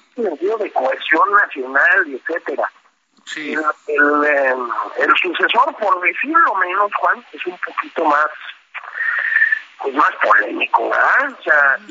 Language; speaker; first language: Spanish; native; Spanish